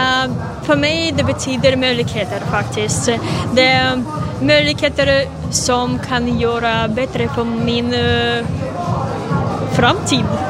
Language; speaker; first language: Swedish; non-native, fluent; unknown